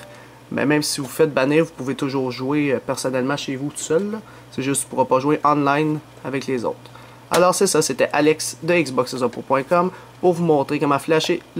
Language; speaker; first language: French; native; French